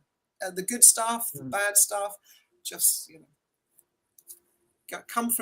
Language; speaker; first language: English; native; English